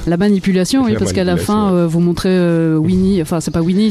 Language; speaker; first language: French; native; French